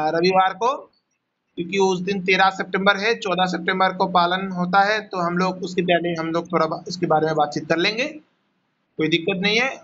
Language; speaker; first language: Hindi; non-native, local second language; Bangla